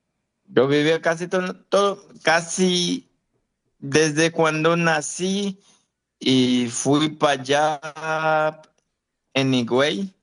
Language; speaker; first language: Spanish; non-native, fluent; Haitian Creole